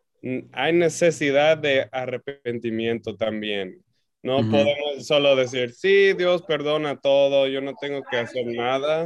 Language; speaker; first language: Spanish; non-native, fluent; English